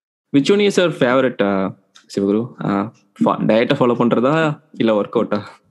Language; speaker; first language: English; non-native, local second language; Tamil